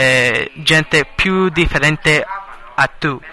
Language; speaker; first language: Italian; non-native, learner; English